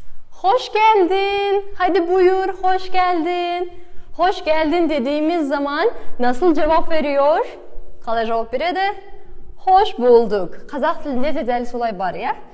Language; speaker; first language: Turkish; non-native, fluent; Kazakh